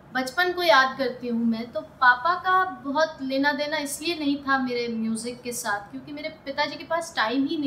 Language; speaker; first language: Hindi; native; Hindi